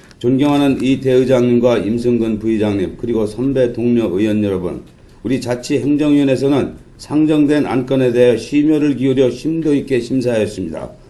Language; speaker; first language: Korean; native; Korean